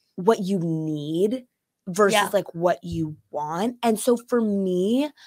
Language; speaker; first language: English; native; English